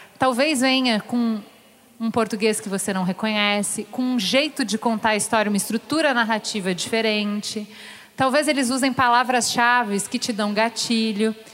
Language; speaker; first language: Portuguese; native; Portuguese